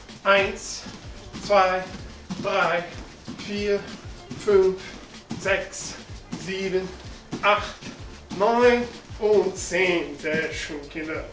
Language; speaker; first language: German; non-native, learner; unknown